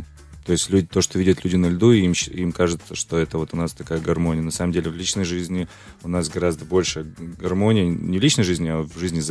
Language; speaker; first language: Russian; native; Russian